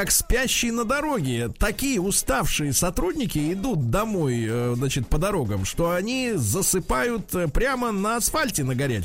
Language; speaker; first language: Russian; native; Russian